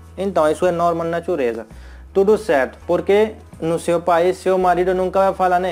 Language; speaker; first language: Portuguese; non-native, learner; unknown